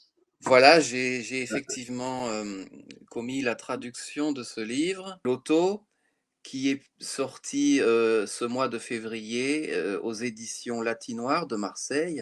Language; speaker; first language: French; native; French